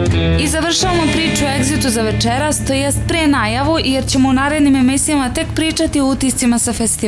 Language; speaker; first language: Serbian; native; Serbian